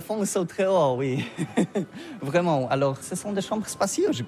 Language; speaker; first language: French; non-native, learner; Polish